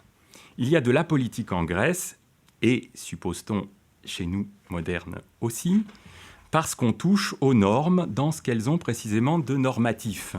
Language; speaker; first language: French; native; French